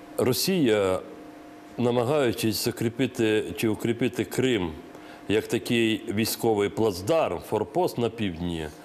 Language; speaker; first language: Ukrainian; non-native, local second language; Crimean Tatar